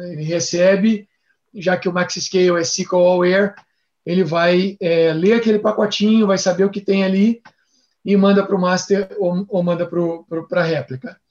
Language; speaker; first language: Portuguese; native; Portuguese